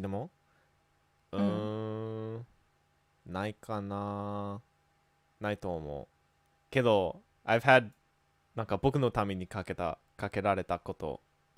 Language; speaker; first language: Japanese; non-native, fluent; English